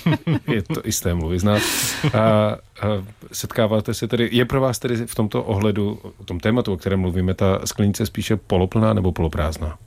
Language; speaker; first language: Czech; native; Czech